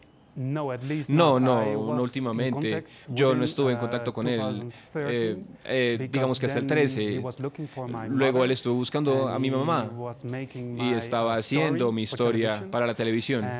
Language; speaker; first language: Spanish; non-native, fluent; Dutch